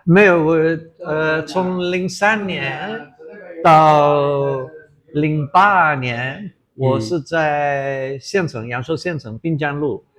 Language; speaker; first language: Chinese; non-native, fluent; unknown